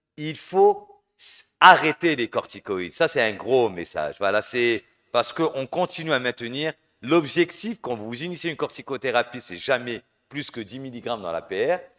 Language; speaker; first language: French; non-native, local second language; Arabic